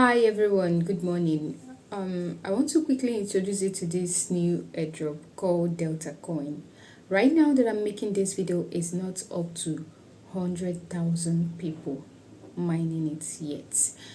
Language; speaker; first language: English; non-native, local second language; Igbo